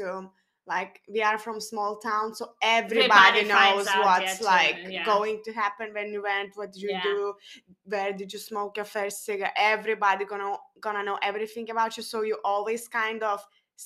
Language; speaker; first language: English; non-native, fluent; Lithuanian